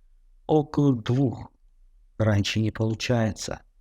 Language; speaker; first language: Russian; non-native, fluent; Tajik